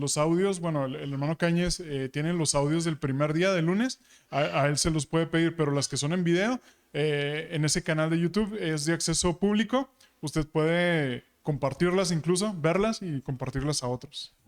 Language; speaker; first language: Spanish; native; Spanish